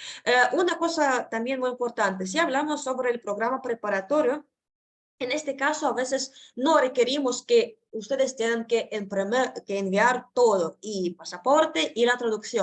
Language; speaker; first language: Spanish; non-native, fluent; Russian